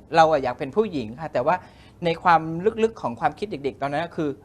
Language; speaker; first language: Thai; native; Thai